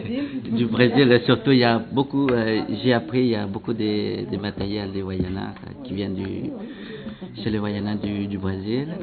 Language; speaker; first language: French; non-native, local second language; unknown